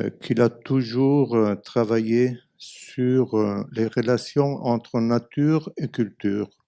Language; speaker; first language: French; non-native, fluent; Italian